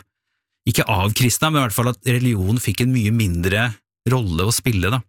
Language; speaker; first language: Norwegian; native; Norwegian